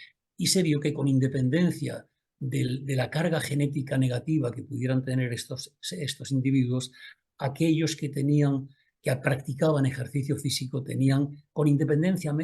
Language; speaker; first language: Spanish; native; Spanish